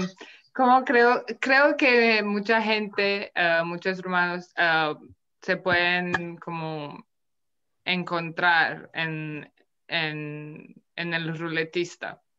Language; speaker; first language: Spanish; non-native, fluent; Romanian